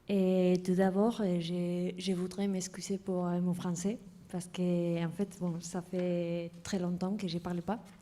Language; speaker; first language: French; non-native, fluent; Spanish